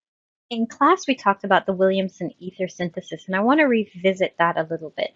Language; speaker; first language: English; native; English